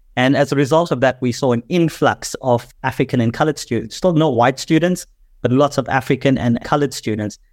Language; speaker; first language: English; native; English